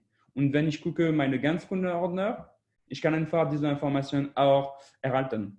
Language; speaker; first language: German; non-native, learner; French